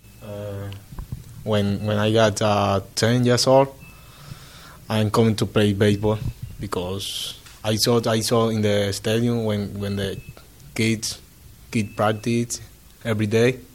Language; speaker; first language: English; non-native, learner; Spanish